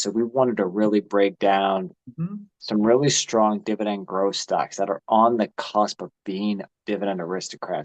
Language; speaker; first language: English; native; English